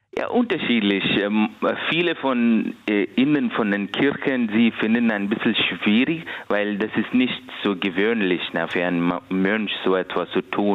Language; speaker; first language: German; non-native, fluent; Kannada